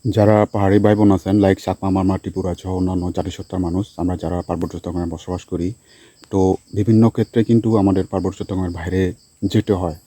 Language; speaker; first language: Bangla; non-native, local second language; Chakma